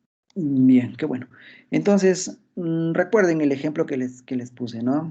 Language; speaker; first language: Spanish; native; Spanish